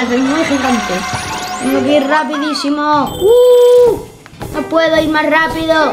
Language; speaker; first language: Spanish; native; Spanish